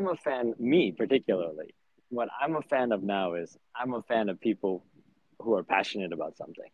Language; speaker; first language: English; native; English